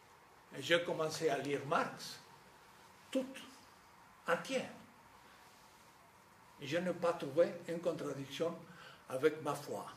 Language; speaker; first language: French; non-native, fluent; Spanish